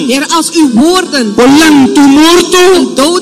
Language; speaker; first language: Dutch; non-native, local second language; Papiamento